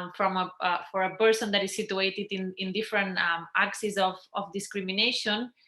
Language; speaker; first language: English; non-native, fluent; Catalan